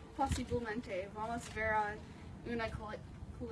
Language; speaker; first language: Spanish; non-native, learner; English